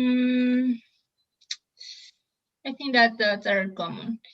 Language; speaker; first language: English; non-native, learner; Spanish